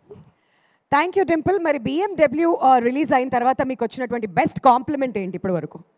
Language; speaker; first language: Telugu; native; Telugu